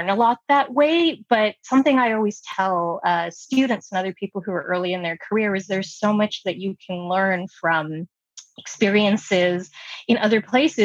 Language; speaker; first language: English; native; English